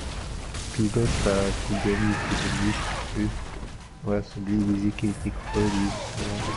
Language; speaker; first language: French; native; French